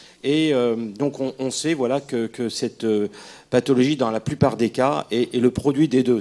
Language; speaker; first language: French; native; French